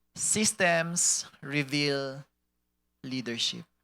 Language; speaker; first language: English; non-native, local second language; Filipino